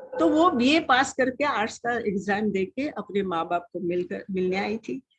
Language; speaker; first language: Hindi; non-native, local second language; Marathi